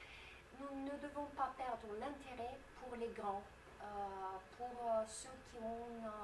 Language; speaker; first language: French; non-native, fluent; Romanian